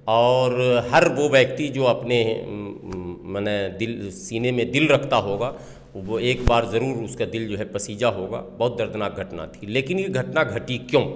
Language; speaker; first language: Hindi; native; Hindi